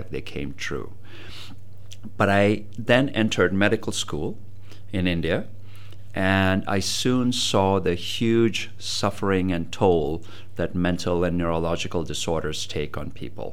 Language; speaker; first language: English; non-native, local second language; Tamil